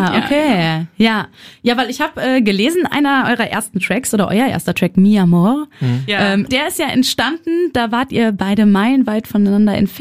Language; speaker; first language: German; native; German